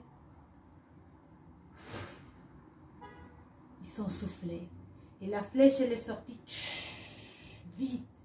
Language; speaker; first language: French; non-native, fluent; Spanish